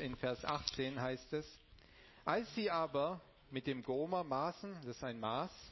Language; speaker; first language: German; non-native, fluent; Romanian